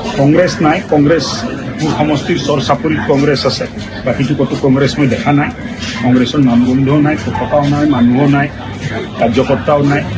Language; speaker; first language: Assamese; native; Assamese